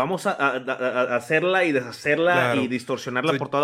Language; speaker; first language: Spanish; native; Spanish